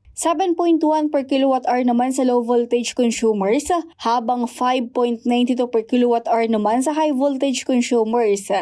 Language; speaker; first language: Filipino; non-native, local second language; Bikol